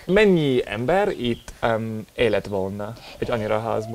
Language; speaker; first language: Hungarian; non-native, learner; English